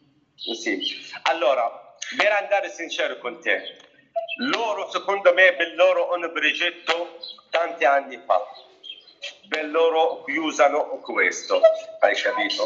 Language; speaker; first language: Italian; non-native, learner; Arabic